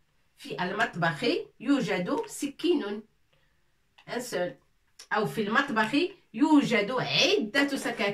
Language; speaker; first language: Arabic; non-native, fluent; French